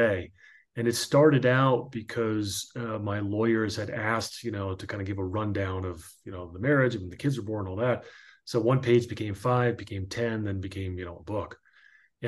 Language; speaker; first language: English; native; English